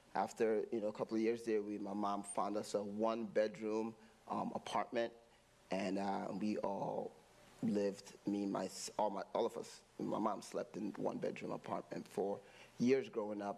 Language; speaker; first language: English; non-native, local second language; Igbo